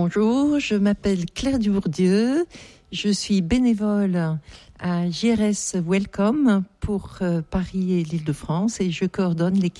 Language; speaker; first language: French; native; French